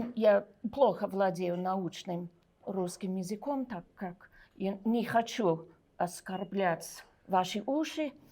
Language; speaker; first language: Russian; non-native, learner; English